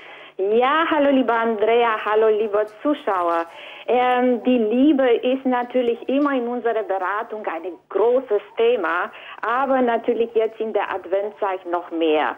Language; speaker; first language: German; non-native, fluent; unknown